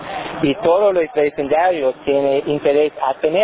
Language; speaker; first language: Spanish; non-native, learner; English